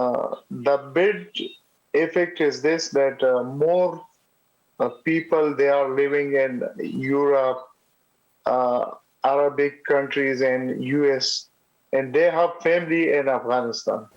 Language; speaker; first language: English; non-native, learner; Pashto